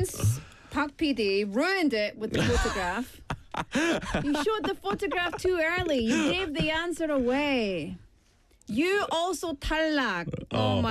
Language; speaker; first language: English; native; English